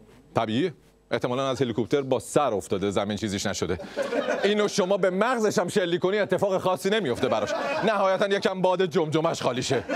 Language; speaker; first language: Persian; native; Persian